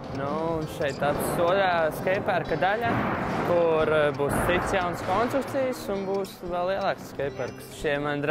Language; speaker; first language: Latvian; native; Latvian